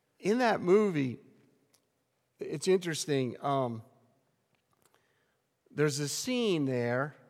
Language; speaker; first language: English; native; English